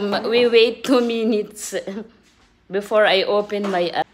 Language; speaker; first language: English; non-native, local second language; Filipino